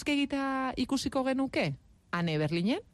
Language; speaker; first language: Basque; native; Basque